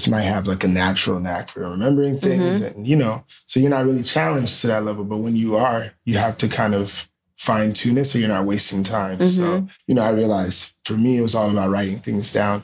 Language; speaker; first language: English; native; English